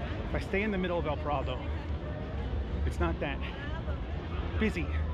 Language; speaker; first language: English; native; English